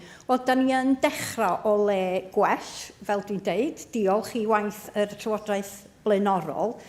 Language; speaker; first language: Welsh; native; Welsh